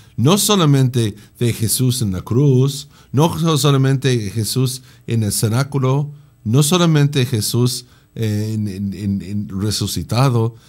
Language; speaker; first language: Spanish; non-native, fluent; English